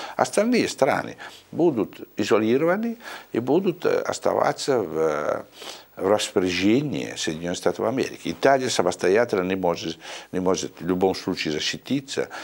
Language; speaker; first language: Russian; non-native, fluent; Italian